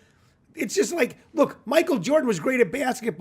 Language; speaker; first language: English; native; English